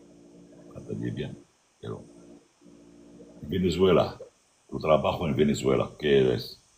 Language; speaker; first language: Spanish; non-native, learner; Arabic